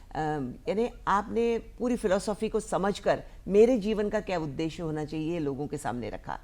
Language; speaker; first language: Hindi; non-native, local second language; Marathi